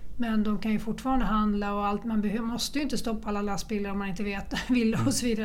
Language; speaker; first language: Swedish; native; Swedish